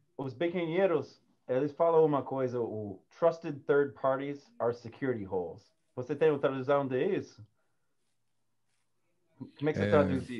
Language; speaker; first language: Portuguese; non-native, learner; English